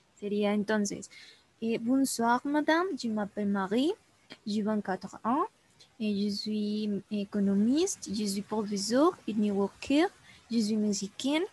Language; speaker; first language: French; non-native, learner; Spanish